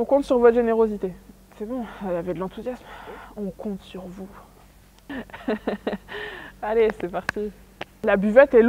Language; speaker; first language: French; native; French